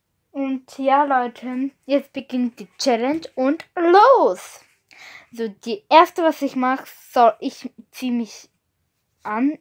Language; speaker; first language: German; non-native, learner; Bulgarian